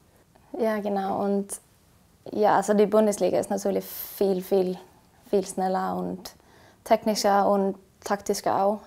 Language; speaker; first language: German; non-native, fluent; Icelandic